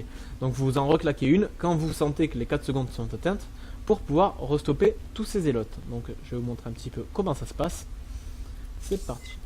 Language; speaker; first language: French; native; French